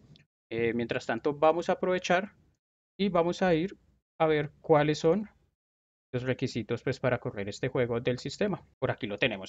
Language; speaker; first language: Spanish; native; Spanish